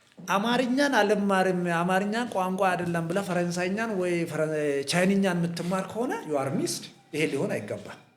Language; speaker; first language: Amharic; non-native, local second language; Hadiyya